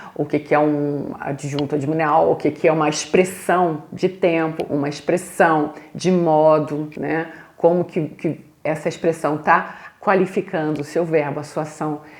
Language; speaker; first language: Portuguese; native; Portuguese